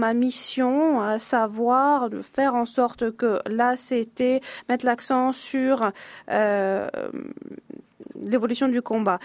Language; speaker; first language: French; native; French